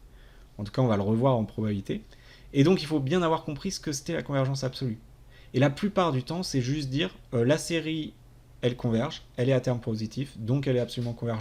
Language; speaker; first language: French; native; French